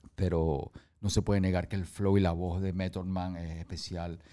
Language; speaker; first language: Spanish; early bilingual, heritage; Spanish